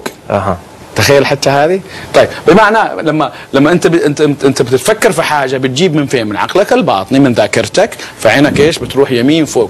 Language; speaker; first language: Arabic; native; Arabic